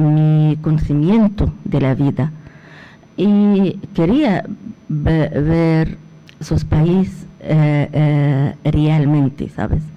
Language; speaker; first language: Spanish; non-native, fluent; Arabic